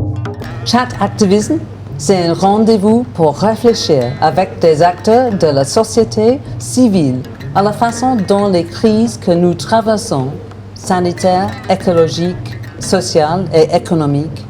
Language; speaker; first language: French; non-native, fluent; English